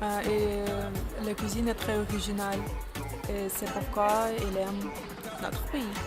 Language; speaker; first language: French; non-native, learner; Russian